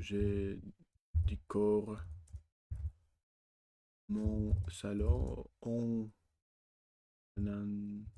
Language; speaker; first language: French; non-native, learner; Russian